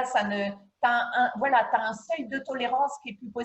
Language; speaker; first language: French; native; French